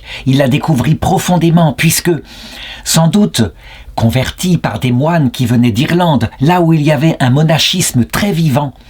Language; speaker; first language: French; native; French